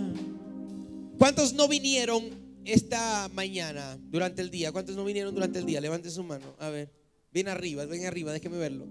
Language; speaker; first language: Spanish; native; Spanish